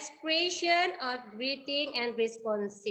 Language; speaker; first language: English; non-native, learner; Indonesian